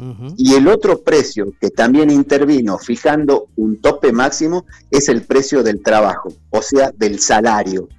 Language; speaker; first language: Spanish; native; Spanish